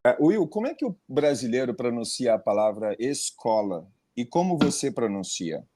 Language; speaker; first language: Portuguese; native; Portuguese